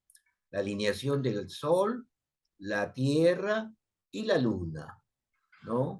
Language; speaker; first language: Spanish; native; Spanish